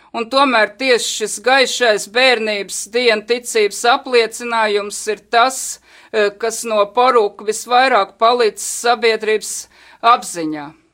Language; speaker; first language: Latvian; native; Latvian